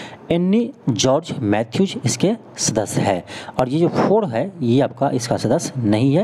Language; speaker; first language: Hindi; native; Hindi